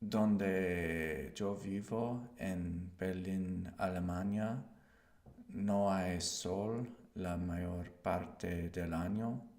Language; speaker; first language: Spanish; non-native, learner; English